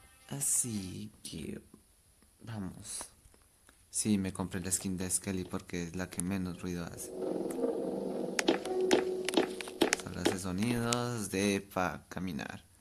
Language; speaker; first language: Spanish; native; Spanish